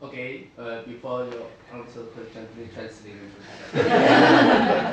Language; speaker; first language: English; non-native, fluent; Chinese